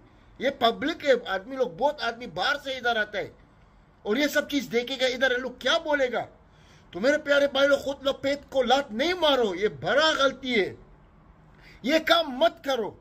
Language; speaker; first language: Hindi; non-native, learner; Arabic